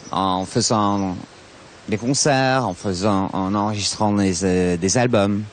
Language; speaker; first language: French; non-native, fluent; English